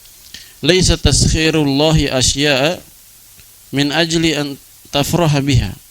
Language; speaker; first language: Arabic; non-native, fluent; Indonesian